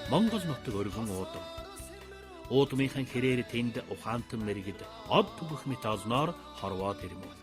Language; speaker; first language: Mongolian; native; Mongolian